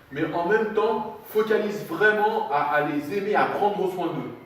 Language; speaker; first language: French; native; French